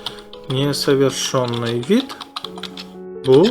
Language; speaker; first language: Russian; non-native, fluent; Uzbek